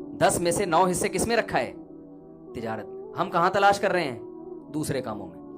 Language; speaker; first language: Urdu; native; Urdu